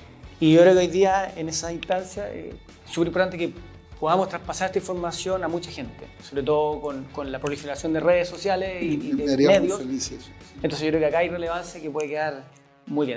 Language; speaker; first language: Spanish; native; Spanish